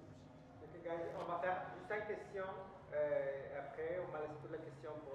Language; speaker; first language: French; non-native, fluent; Spanish